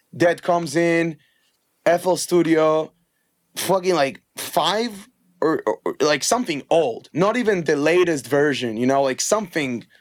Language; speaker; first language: English; non-native, fluent; Hebrew